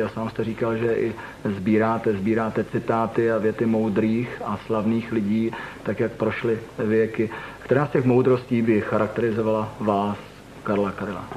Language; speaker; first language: Czech; native; Czech